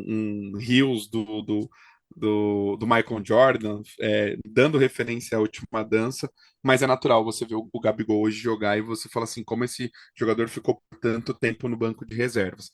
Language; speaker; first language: Portuguese; native; Portuguese